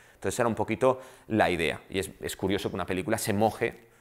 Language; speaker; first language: Spanish; native; Spanish